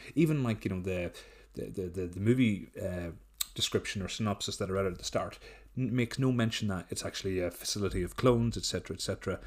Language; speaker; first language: English; native; English